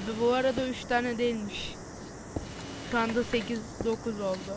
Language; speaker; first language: Turkish; native; Turkish